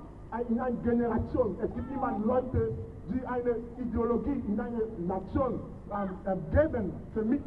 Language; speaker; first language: German; non-native, fluent; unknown